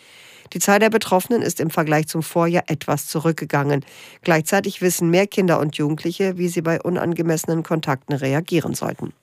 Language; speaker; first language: German; native; German